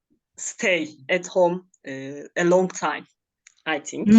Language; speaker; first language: English; non-native, learner; Turkish